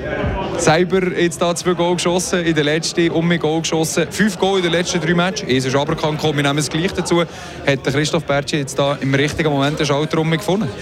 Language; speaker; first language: German; native; German